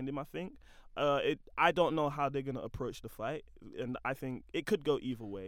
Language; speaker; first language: English; native; English